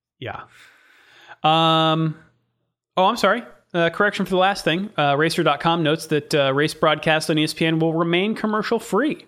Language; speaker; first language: English; native; English